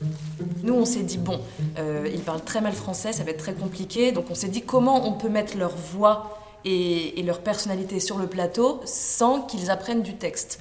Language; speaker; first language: French; native; French